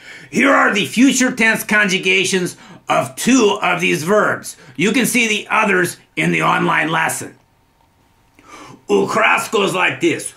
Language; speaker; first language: English; native; English